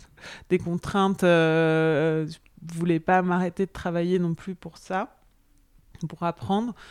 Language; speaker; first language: French; native; French